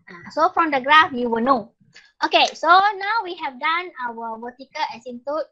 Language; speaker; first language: English; non-native, local second language; Malay